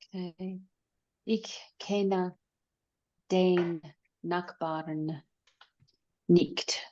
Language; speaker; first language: German; non-native, learner; English